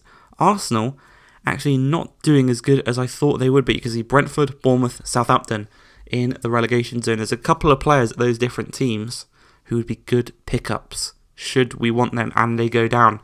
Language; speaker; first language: English; native; English